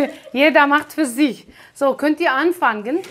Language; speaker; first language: German; non-native, fluent; Aramaic